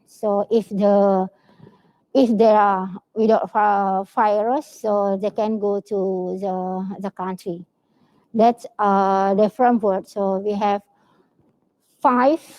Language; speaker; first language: English; non-native, learner; Indonesian